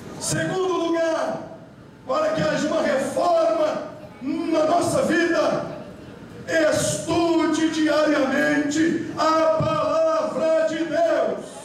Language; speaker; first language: Portuguese; native; Portuguese